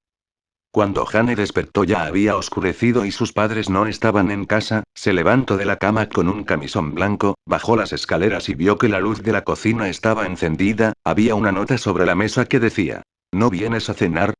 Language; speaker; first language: Spanish; native; Spanish